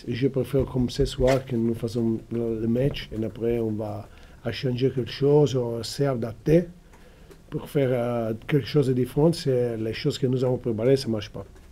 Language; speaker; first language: French; non-native, fluent; Italian